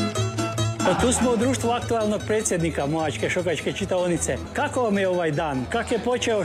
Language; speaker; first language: Serbian; early bilingual, heritage; Croatian